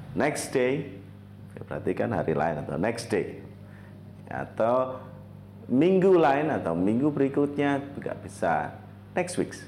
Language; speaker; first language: Indonesian; native; Indonesian